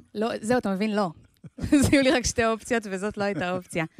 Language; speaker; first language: Hebrew; native; Hebrew